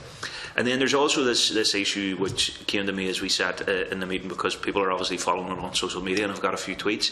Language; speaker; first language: English; native; English